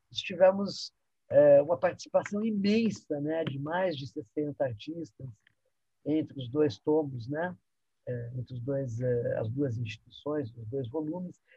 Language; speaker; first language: Portuguese; early bilingual, other home language; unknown